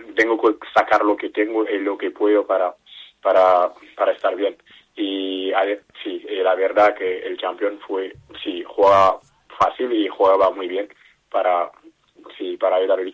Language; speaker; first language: Spanish; non-native, learner; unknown